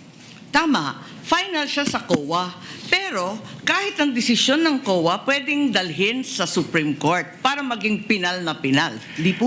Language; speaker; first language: Filipino; native; Filipino